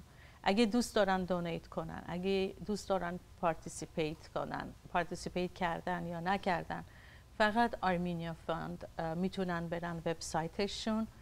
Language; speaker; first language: Persian; non-native, local second language; Armenian